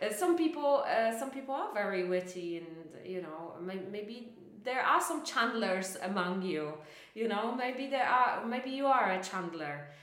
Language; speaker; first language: English; non-native, fluent; Polish